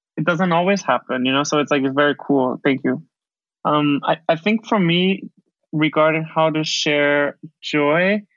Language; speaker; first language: English; early bilingual, other home language; Spanish